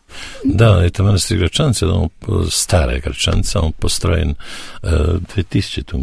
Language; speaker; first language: Russian; non-native, learner; Serbian